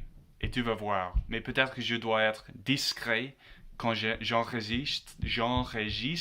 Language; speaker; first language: French; non-native, learner; English